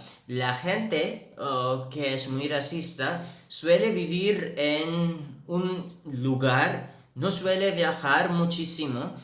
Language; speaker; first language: Spanish; non-native, fluent; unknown